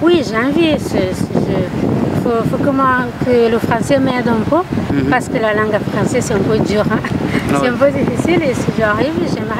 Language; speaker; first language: French; non-native, learner; Kabuverdianu